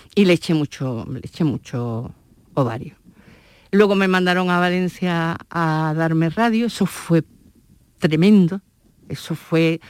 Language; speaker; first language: Spanish; native; Spanish